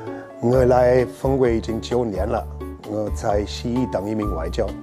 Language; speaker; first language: Chinese; non-native, fluent; German